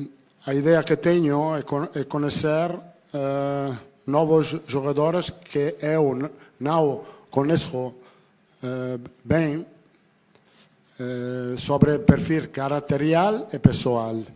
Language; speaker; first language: Portuguese; non-native, fluent; Italian